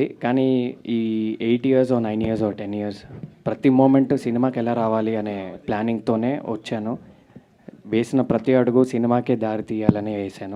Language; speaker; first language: Telugu; native; Telugu